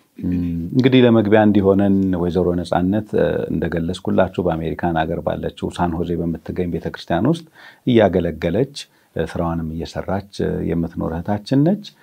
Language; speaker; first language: Amharic; native; Amharic